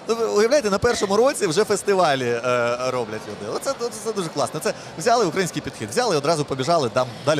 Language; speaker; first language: Ukrainian; native; Ukrainian